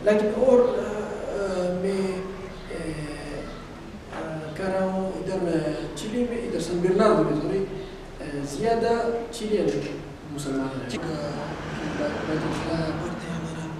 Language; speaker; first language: Hindi; non-native, learner; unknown